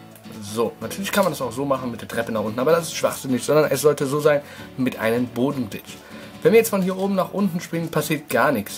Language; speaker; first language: German; native; German